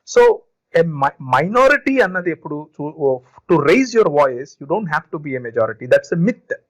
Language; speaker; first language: English; non-native, local second language; Telugu